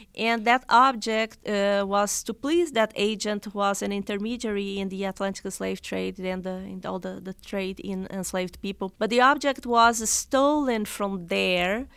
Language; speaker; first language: English; non-native, fluent; Portuguese